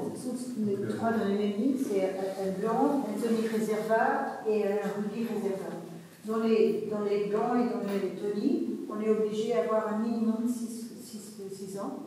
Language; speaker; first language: French; non-native, fluent; Portuguese